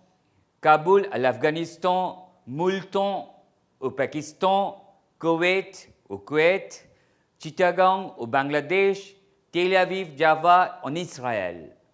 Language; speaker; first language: French; non-native, fluent; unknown